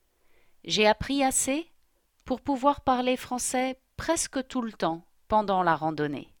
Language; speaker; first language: French; non-native, learner; English